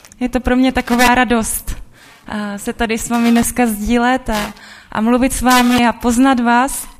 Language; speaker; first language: Czech; native; Czech